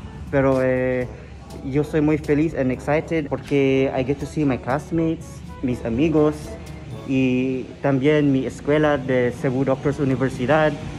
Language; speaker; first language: Spanish; non-native, learner; Cebuano